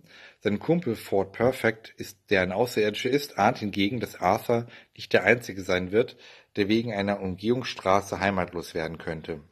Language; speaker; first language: German; native; German